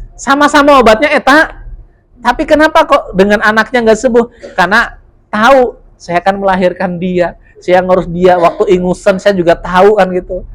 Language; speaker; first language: Indonesian; non-native, local second language; Javanese